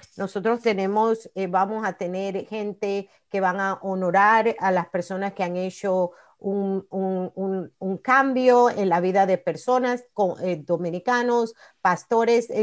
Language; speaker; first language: Spanish; native; Spanish